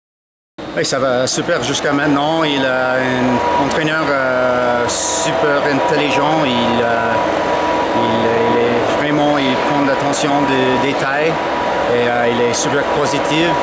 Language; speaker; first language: French; non-native, fluent; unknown